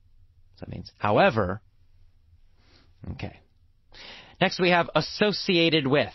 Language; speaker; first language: English; native; English